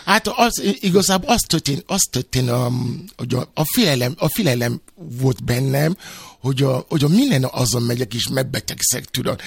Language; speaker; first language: Hungarian; non-native, fluent; Yoruba